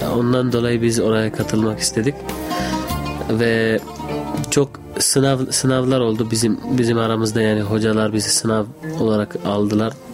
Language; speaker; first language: Turkish; non-native, fluent; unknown